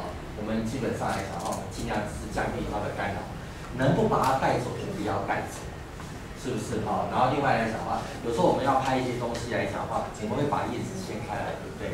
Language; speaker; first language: Chinese; native; Chinese